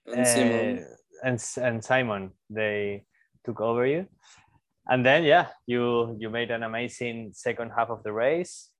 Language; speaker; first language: English; non-native, fluent; Spanish